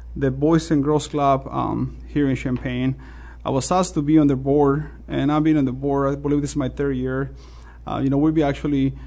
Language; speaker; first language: English; non-native, fluent; Spanish